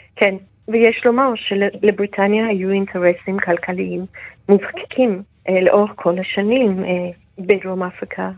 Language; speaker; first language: Hebrew; non-native, fluent; English